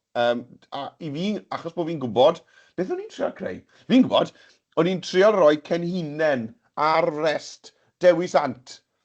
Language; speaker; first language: Welsh; native; Welsh